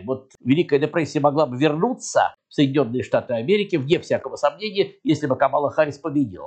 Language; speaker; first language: Russian; native; Russian